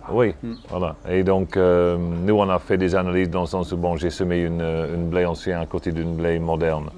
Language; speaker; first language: French; non-native, fluent; English